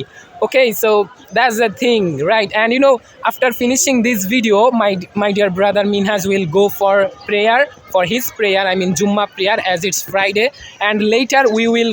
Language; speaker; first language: English; non-native, fluent; Bangla